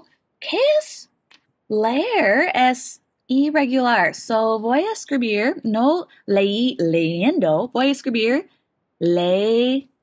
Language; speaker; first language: Spanish; non-native, learner; English